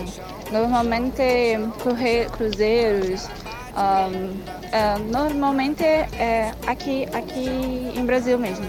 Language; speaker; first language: Spanish; non-native, learner; Portuguese